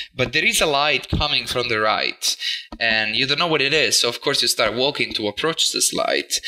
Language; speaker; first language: English; non-native, fluent; Italian